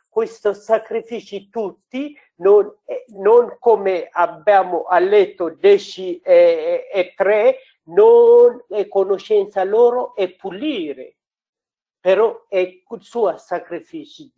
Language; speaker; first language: Italian; non-native, learner; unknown